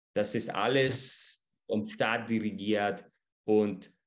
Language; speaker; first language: German; non-native, fluent; Spanish